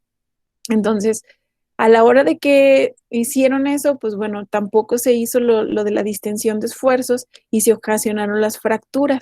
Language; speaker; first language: Spanish; native; Spanish